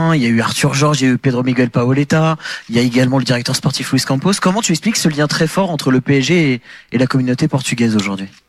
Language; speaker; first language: French; native; French